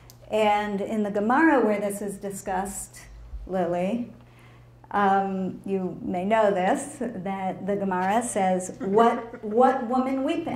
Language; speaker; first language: English; native; English